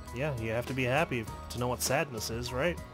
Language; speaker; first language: English; native; English